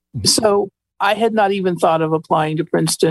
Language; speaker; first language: English; native; English